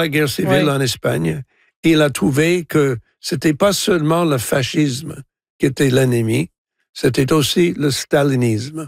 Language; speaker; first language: French; non-native, local second language; English